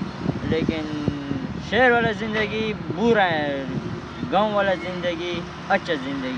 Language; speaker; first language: Hindi; non-native, local second language; Pashto